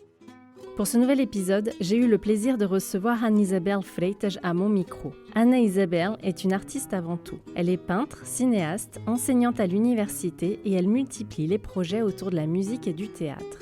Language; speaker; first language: French; native; French